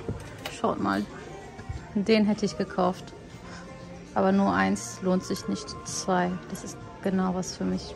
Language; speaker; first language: German; early bilingual, other home language; Turkish